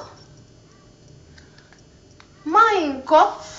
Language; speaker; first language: German; non-native, fluent; Arabic